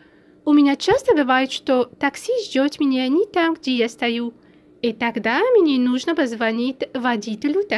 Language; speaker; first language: Russian; non-native, fluent; French